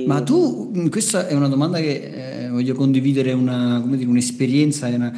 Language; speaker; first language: Italian; native; Italian